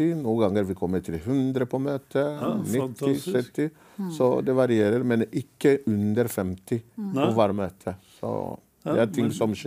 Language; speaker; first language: Norwegian; non-native, fluent; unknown